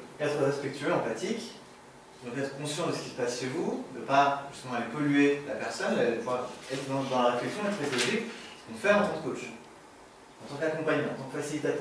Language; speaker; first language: French; native; French